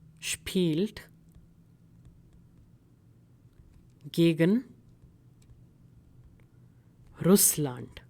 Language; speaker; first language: German; non-native, fluent; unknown